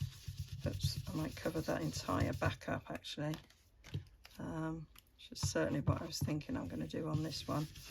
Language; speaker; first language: English; native; English